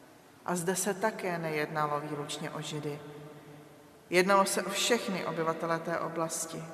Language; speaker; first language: Czech; native; Czech